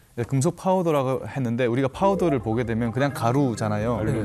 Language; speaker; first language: Korean; native; Korean